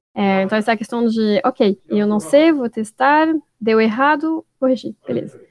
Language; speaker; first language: Portuguese; non-native, fluent; French